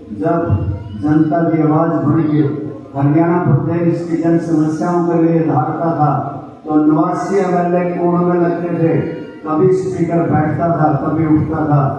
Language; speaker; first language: Hindi; native; Hindi